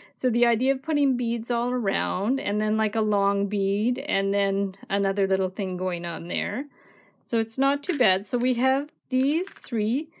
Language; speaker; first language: English; native; English